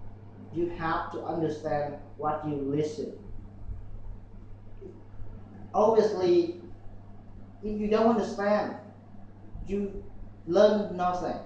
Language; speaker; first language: English; non-native, learner; Vietnamese